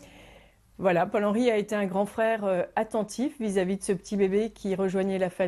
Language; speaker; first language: French; native; French